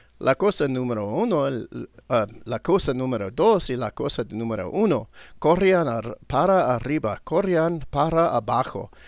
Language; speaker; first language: Spanish; non-native, learner; English